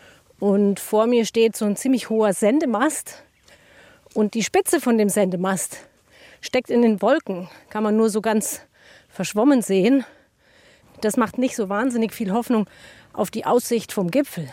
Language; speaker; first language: German; native; German